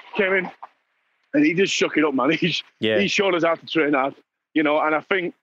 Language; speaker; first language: English; native; English